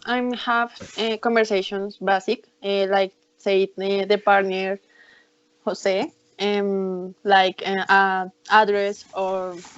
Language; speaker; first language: English; non-native, learner; Spanish